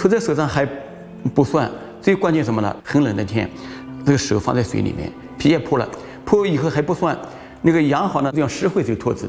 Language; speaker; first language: Chinese; native; Chinese